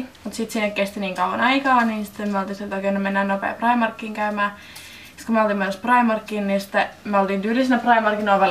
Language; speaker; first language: Finnish; native; Finnish